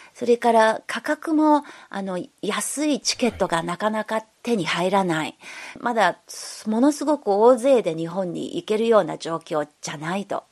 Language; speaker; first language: Japanese; non-native, fluent; Chinese